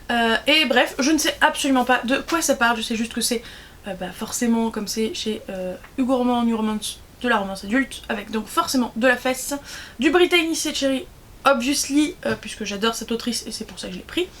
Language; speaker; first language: French; native; French